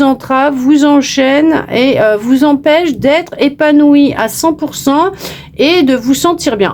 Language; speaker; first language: French; native; French